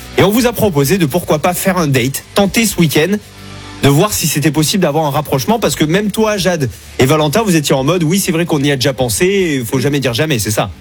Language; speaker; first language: French; native; French